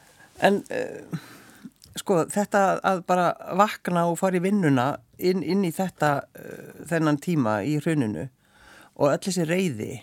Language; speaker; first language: Icelandic; native; Icelandic